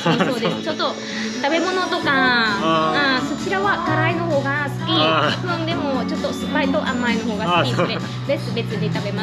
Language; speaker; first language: Japanese; non-native, learner; Vietnamese